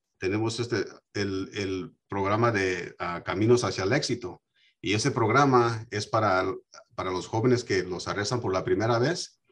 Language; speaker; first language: Spanish; early bilingual, heritage; Spanish